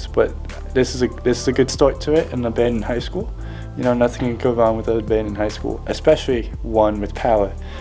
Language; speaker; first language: English; native; English